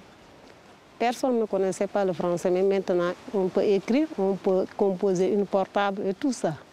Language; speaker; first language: French; non-native, learner; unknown